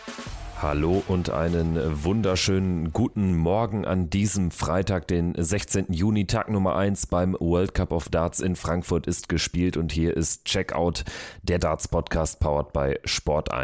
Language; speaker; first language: German; native; German